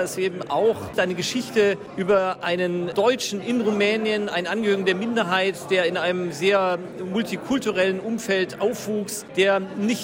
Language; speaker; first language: German; native; German